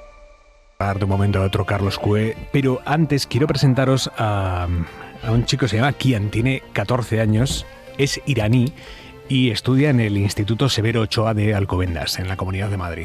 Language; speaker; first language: Spanish; native; Spanish